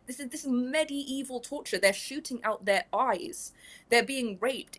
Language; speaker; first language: English; early bilingual, other home language; Persian